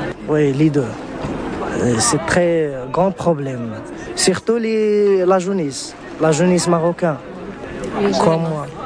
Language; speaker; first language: French; non-native, learner; Arabic